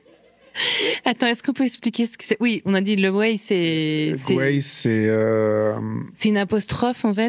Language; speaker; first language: French; native; French